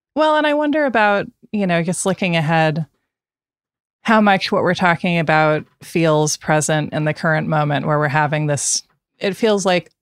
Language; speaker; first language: English; native; English